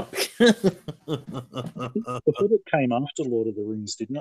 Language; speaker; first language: English; native; English